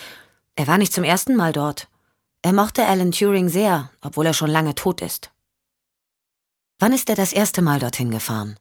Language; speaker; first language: German; native; German